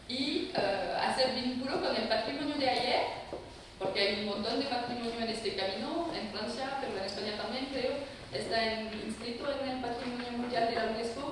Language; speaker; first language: Spanish; non-native, fluent; French